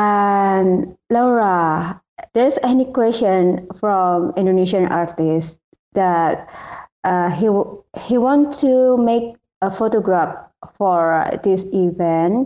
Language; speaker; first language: English; non-native, learner; Indonesian